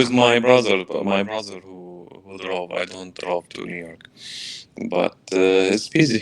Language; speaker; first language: English; non-native, learner; Arabic